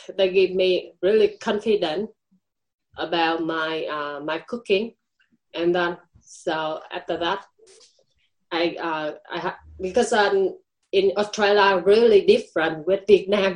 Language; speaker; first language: English; non-native, learner; Vietnamese